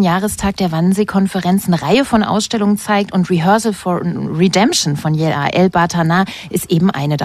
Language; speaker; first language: German; native; German